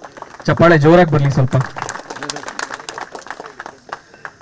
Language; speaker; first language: Kannada; native; Kannada